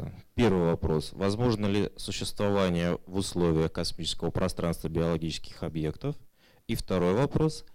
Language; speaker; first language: Russian; native; Russian